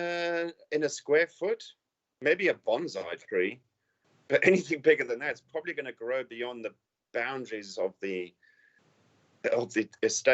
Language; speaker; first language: English; native; English